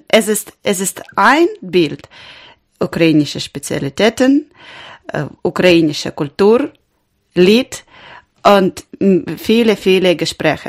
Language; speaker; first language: German; non-native, learner; Ukrainian